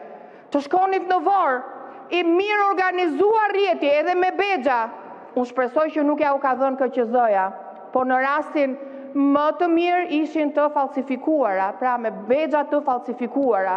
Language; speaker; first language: Albanian; native; Albanian